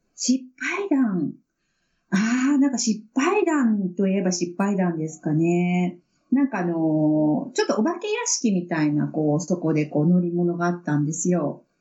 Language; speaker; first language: Japanese; native; Japanese